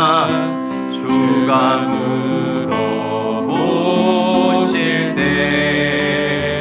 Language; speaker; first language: Korean; native; Korean